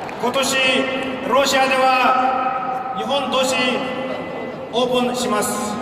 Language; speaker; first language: Japanese; non-native, learner; Yakut